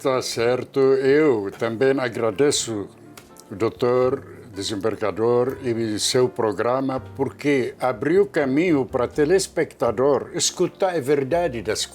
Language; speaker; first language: Portuguese; non-native, fluent; Arabic